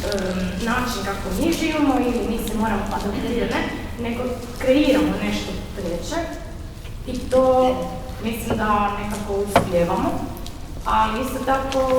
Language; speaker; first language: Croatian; non-native, fluent; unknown